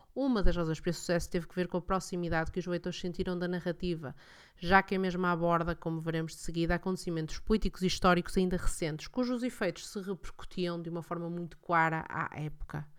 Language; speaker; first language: Portuguese; native; Portuguese